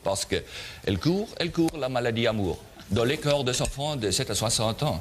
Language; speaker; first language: French; non-native, learner; German